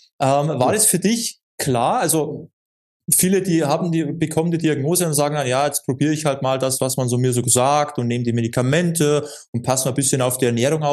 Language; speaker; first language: German; native; German